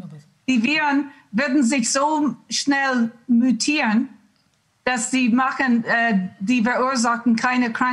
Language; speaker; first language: German; non-native, learner; English